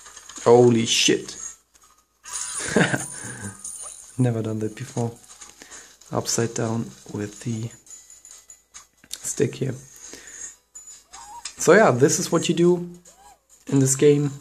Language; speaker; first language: English; non-native, fluent; German